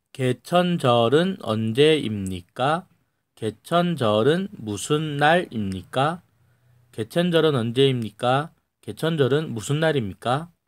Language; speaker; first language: Korean; native; Korean